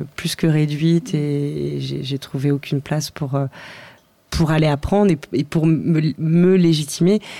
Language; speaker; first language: French; native; French